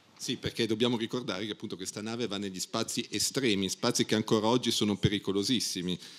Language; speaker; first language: Italian; native; Italian